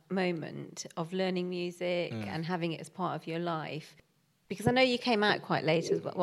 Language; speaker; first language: English; native; English